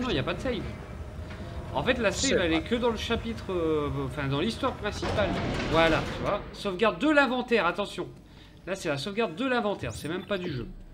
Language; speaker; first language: French; native; French